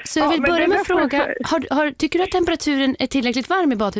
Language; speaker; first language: Swedish; native; Swedish